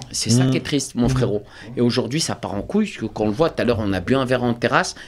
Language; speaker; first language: French; native; French